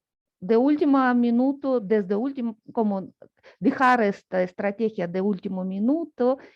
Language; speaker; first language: Spanish; non-native, fluent; Russian